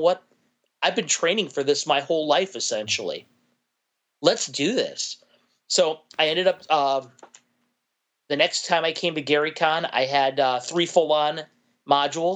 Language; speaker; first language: English; native; English